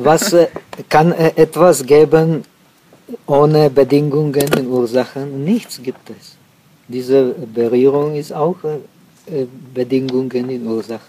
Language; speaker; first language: German; non-native, fluent; Czech